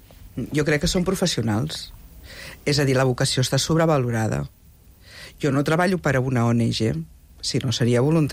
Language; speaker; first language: Catalan; native; Catalan